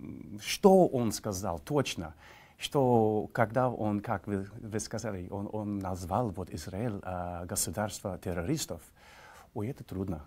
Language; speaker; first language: Russian; non-native, fluent; English